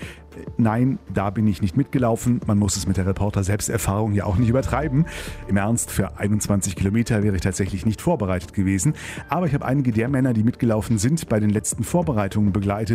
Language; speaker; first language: German; native; German